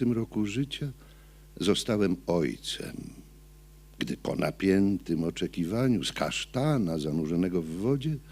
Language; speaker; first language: Polish; native; Polish